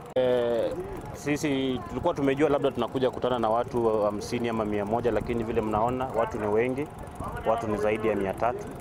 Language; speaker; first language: Swahili; non-native, local second language; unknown